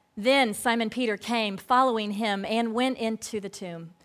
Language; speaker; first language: English; native; English